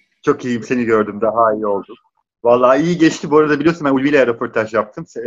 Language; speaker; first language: Turkish; non-native, local second language; Arabic